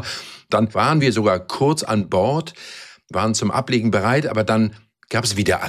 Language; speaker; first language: German; native; German